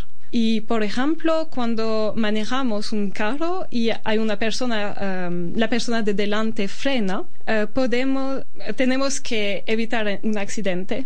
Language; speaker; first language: Spanish; non-native, fluent; Albanian